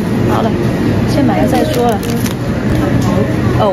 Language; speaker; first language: Chinese; native; Chinese